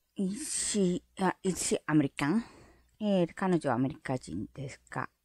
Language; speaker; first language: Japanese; native; Japanese